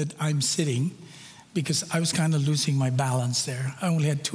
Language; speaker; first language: English; non-native, local second language; Filipino